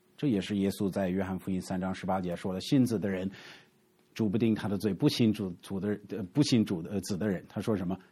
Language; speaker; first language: Chinese; non-native, fluent; English